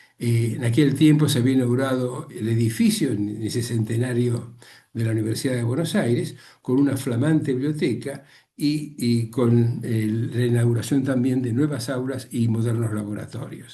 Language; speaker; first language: Spanish; native; Spanish